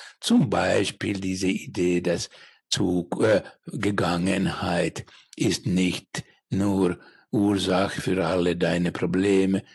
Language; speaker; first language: German; non-native, learner; Finnish